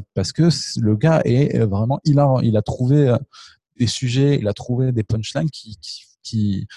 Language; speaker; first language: French; native; French